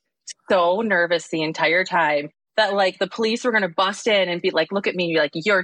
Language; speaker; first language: English; native; English